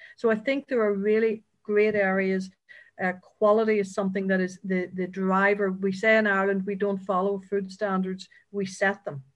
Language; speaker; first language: English; native; English